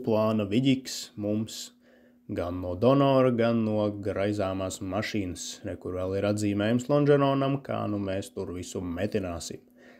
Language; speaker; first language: Latvian; native; Latvian